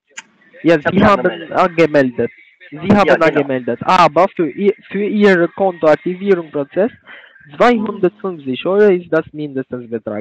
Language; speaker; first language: German; non-native, learner; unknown